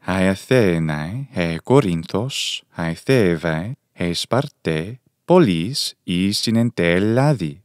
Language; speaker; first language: Greek; non-native, fluent; English